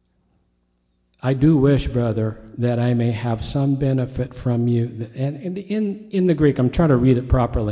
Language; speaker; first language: English; native; English